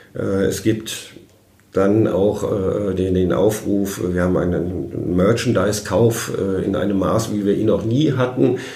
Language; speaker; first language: German; native; German